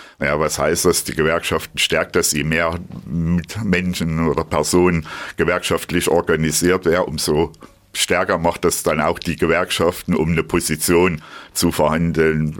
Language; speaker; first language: German; native; German